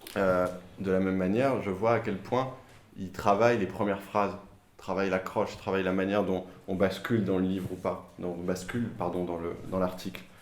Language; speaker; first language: French; native; French